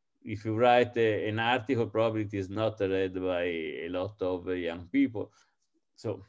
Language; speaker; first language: English; non-native, fluent; Italian